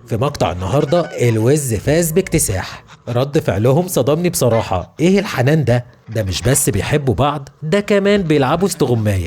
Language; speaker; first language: Arabic; native; Arabic